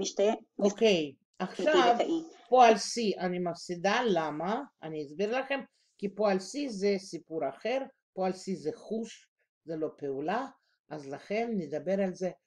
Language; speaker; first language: Hebrew; non-native, fluent; Russian